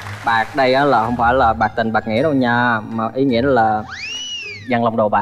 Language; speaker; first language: Vietnamese; native; Vietnamese